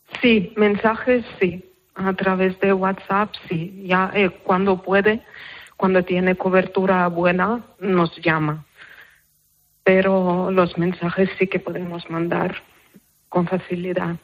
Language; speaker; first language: Spanish; non-native, fluent; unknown